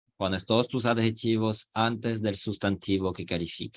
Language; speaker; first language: Spanish; non-native, fluent; French